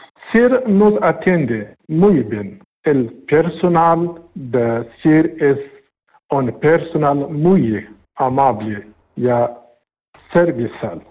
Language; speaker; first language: Spanish; non-native, learner; Pashto